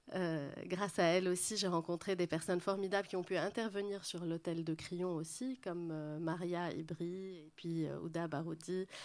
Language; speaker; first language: French; non-native, local second language; Arabic